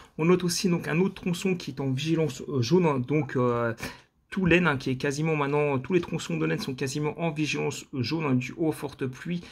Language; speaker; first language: French; native; French